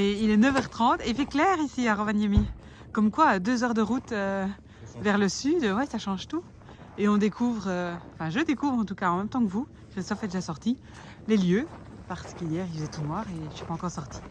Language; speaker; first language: French; native; French